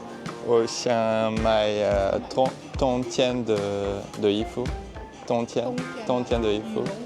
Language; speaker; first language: Chinese; non-native, learner; French